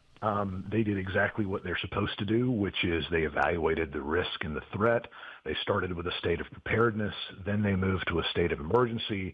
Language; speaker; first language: English; native; English